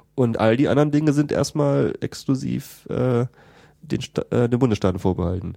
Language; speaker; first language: German; native; German